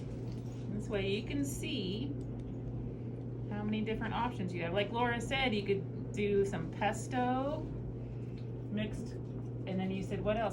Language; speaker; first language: English; native; English